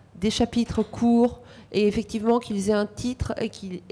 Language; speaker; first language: French; non-native, fluent; Romanian